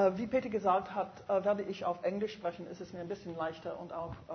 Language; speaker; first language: German; non-native, fluent; English